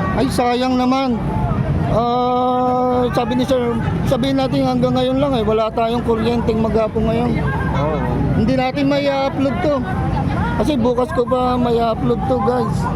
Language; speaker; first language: Filipino; non-native, local second language; Iloko